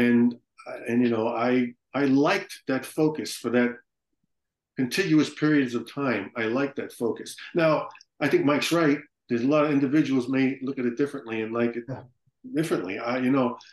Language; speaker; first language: English; native; English